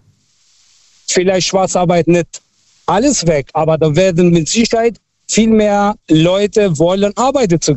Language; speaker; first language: German; non-native, fluent; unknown